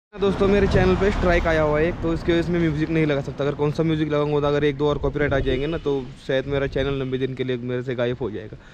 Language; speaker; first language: Hindi; non-native, local second language; Marathi